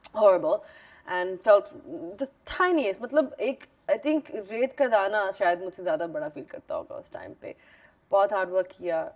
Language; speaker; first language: Urdu; native; Urdu